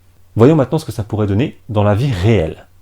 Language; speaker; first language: French; native; French